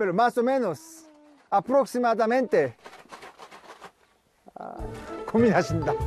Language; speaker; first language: Spanish; non-native, learner; Korean